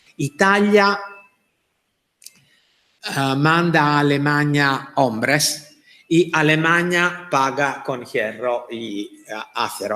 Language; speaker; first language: Spanish; non-native, fluent; Italian